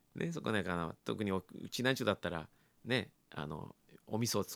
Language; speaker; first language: Japanese; early bilingual, other home language; Spanish